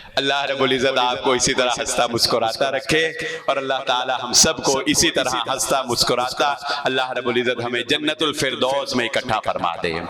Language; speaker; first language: Urdu; non-native, local second language; Punjabi